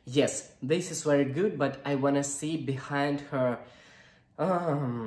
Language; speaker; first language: English; non-native, learner; Russian